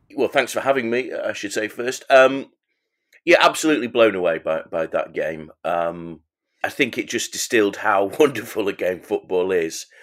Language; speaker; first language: English; native; English